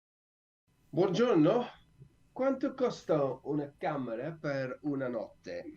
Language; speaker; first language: Italian; non-native, learner; English